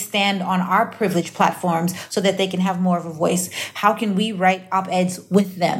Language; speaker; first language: English; native; English